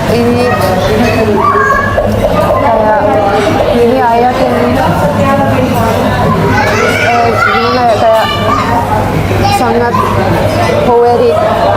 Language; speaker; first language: Indonesian; non-native, fluent; Finnish